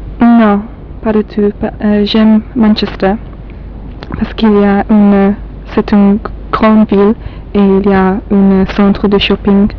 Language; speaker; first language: French; non-native, learner; Polish